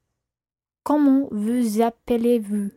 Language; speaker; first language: French; non-native, learner; English